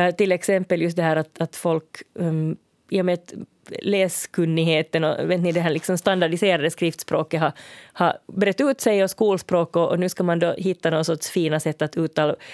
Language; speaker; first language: Swedish; native; Swedish